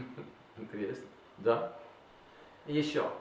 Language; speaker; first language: Russian; non-native, learner; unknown